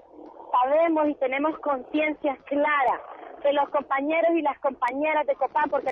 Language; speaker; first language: Spanish; native; Spanish